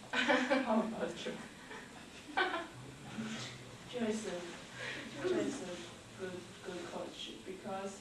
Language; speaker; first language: English; non-native, learner; Chinese